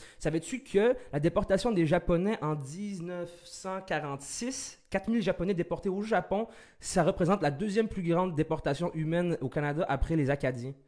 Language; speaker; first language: French; early bilingual, other home language; Arabic